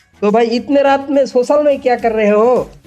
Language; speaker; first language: Hindi; non-native, learner; Bangla